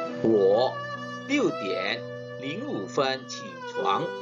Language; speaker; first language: Chinese; non-native, fluent; Indonesian